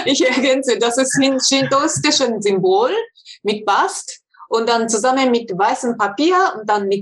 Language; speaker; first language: German; non-native, fluent; Japanese